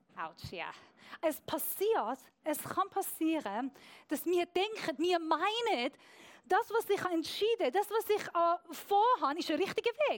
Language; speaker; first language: German; non-native, fluent; Persian